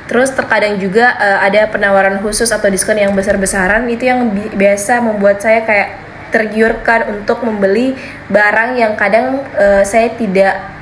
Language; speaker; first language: Indonesian; native; Indonesian